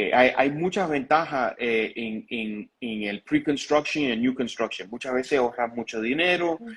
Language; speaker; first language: Spanish; early bilingual, heritage; Spanish